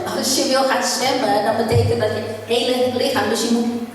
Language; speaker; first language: Dutch; non-native, fluent; Indonesian